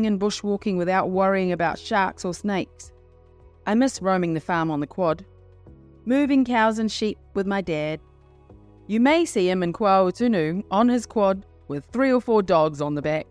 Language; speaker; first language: English; native; English